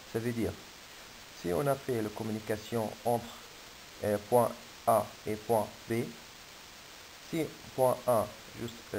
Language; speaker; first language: French; non-native, fluent; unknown